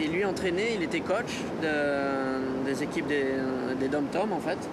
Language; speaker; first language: French; native; French